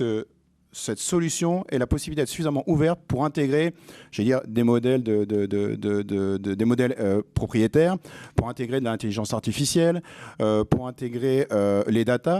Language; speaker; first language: French; native; French